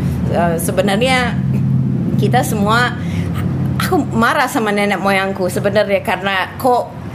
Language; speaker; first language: Indonesian; non-native, fluent; English